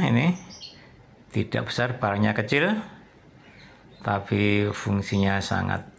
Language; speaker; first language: Indonesian; native; Indonesian